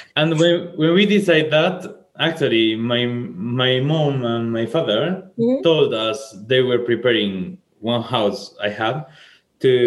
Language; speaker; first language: English; non-native, fluent; Spanish